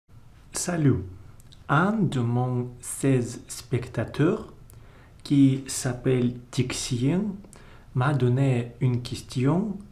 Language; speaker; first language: French; non-native, learner; Russian